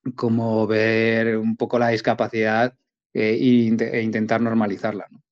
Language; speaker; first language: Spanish; native; Spanish